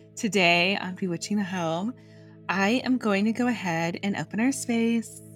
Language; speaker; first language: English; native; English